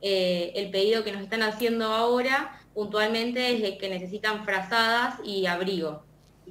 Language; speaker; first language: Spanish; native; Spanish